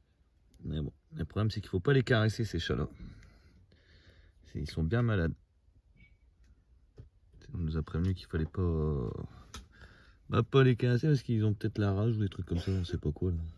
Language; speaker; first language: French; native; French